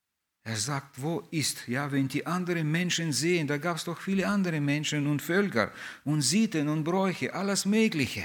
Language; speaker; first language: German; non-native, fluent; Russian